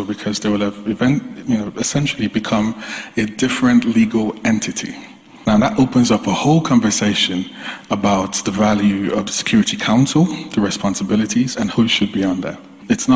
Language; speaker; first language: English; non-native, local second language; Yoruba